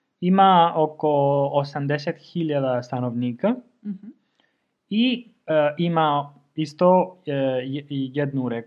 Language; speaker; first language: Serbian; non-native, fluent; Spanish